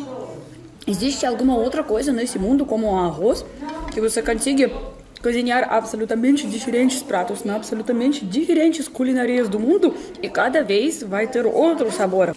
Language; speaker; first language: Portuguese; non-native, fluent; Russian